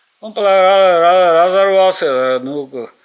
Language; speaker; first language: Russian; non-native, learner; Georgian